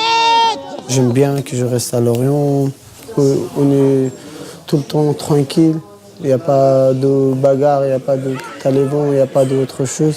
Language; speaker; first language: French; non-native, learner; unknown